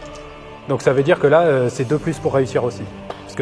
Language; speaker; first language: French; native; French